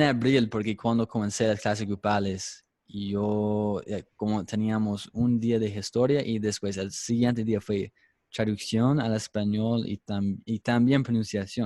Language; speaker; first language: Spanish; non-native, fluent; English